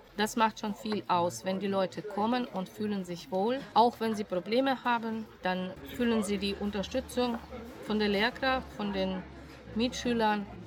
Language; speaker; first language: German; non-native, fluent; Russian